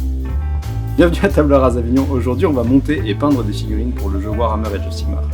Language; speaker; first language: French; native; French